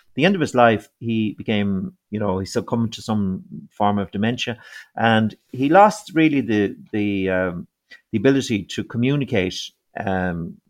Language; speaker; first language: English; native; English